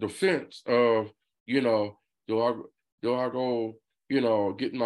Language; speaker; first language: English; native; English